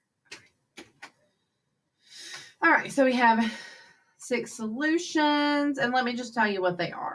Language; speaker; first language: English; native; English